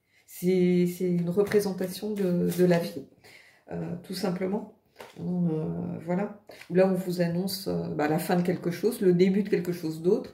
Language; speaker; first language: French; native; French